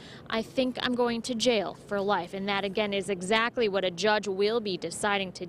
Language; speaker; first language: English; native; English